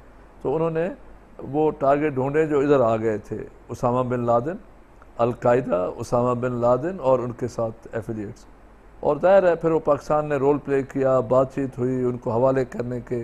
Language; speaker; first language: Urdu; non-native, local second language; Sindhi